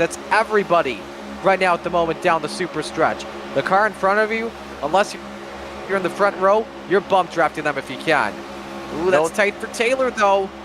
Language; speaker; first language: English; native; English